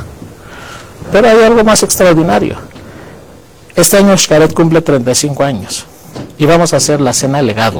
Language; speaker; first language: Spanish; non-native, fluent; Greek